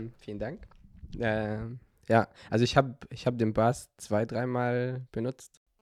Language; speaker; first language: German; non-native, learner; Arabic